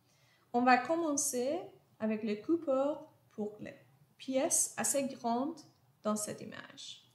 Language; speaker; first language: French; non-native, fluent; Persian